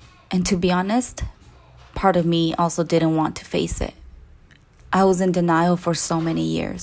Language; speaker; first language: English; early bilingual, other home language; Spanish